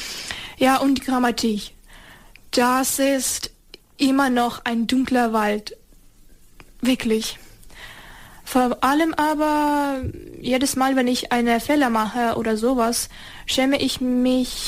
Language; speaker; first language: German; non-native, learner; Ukrainian